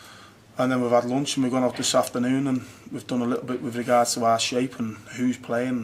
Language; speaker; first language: English; native; English